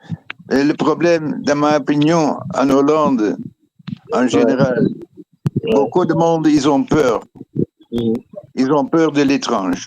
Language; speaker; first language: French; non-native, fluent; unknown